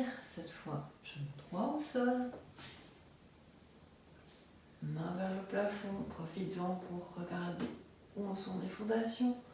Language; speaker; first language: French; native; French